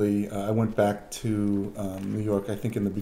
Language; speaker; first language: English; native; English